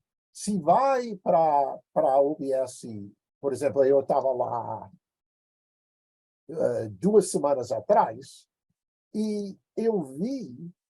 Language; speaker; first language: Portuguese; non-native, fluent; English